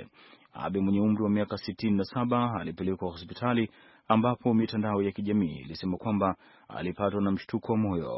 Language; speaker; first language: Swahili; native; Swahili